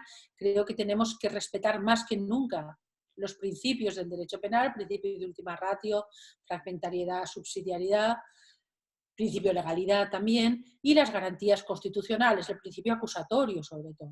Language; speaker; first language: Spanish; native; Spanish